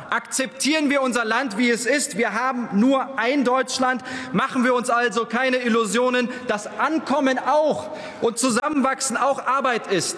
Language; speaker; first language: German; early bilingual, other home language; Turkish